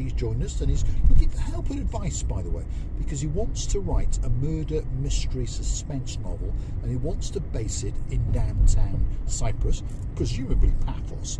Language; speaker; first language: English; native; English